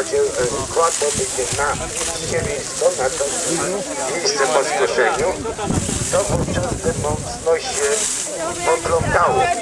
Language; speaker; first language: Polish; native; Polish